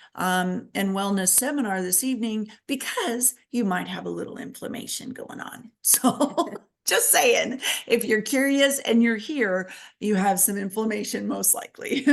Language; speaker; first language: English; native; English